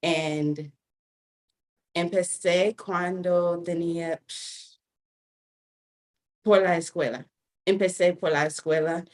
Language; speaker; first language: Spanish; non-native, fluent; English